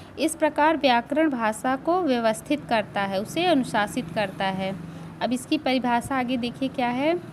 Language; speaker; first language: Hindi; native; Hindi